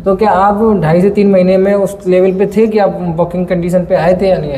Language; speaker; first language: Hindi; native; Hindi